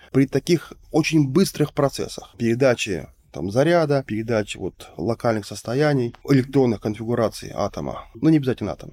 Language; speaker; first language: Russian; native; Russian